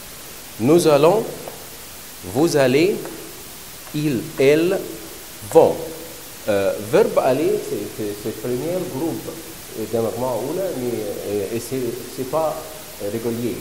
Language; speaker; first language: French; non-native, learner; Arabic